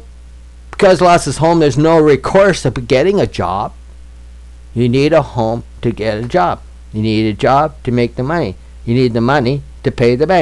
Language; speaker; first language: English; native; English